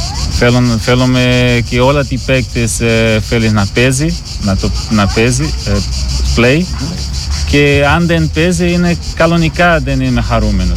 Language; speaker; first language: Greek; non-native, learner; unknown